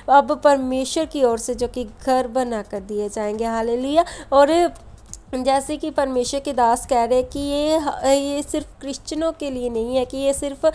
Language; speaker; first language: Hindi; non-native, local second language; Punjabi